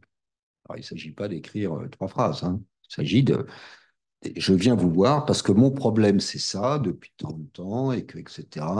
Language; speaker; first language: French; native; French